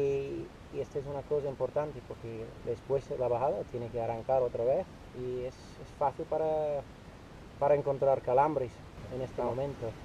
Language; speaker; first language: Spanish; non-native, fluent; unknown